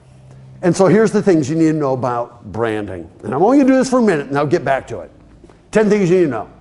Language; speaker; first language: English; native; English